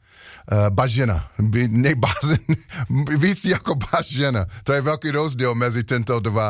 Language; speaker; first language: Czech; non-native, learner; English